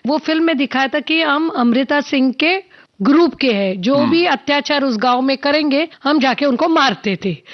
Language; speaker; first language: Hindi; non-native, local second language; Telugu